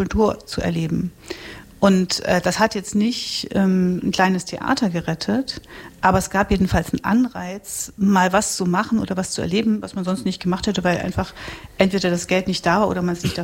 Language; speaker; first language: German; native; German